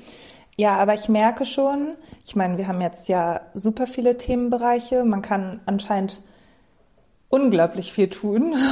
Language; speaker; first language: German; native; German